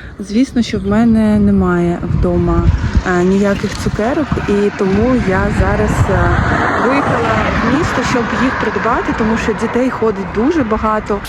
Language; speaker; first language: Ukrainian; native; Ukrainian